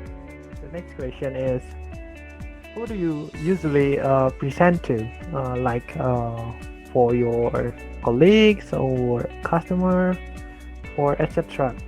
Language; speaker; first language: English; non-native, learner; Indonesian